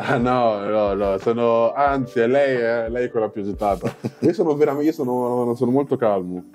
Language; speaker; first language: Italian; early bilingual, other home language; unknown